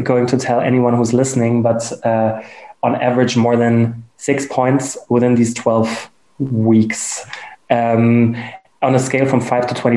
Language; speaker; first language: English; non-native, fluent; German